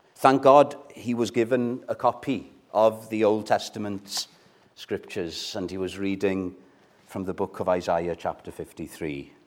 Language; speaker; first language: English; non-native, local second language; Welsh